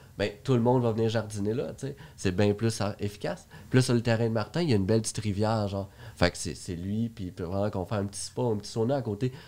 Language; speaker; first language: French; native; French